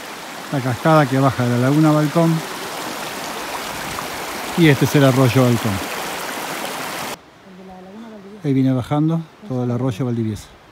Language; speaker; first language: Spanish; native; Spanish